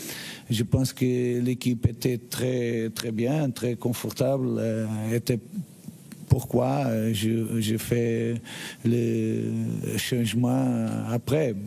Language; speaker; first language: French; non-native, learner; Portuguese